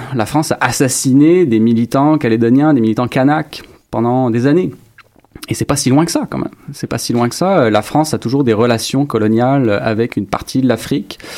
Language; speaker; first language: French; native; French